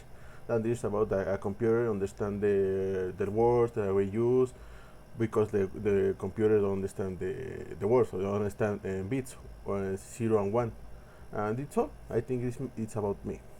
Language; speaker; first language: English; non-native, learner; Spanish